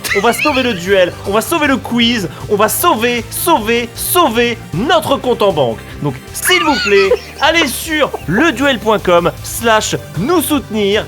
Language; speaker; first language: French; native; French